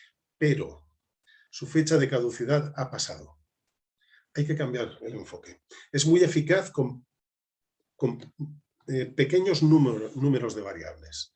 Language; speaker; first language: Spanish; native; Spanish